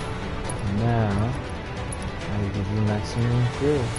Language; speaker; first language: English; native; English